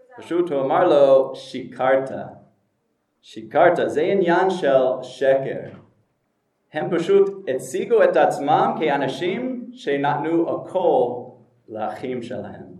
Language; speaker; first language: Hebrew; non-native, fluent; English